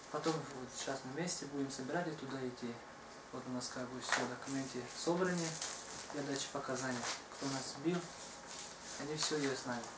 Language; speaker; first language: Russian; non-native, fluent; Tajik